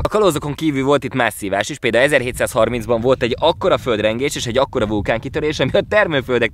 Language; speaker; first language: Hungarian; native; Hungarian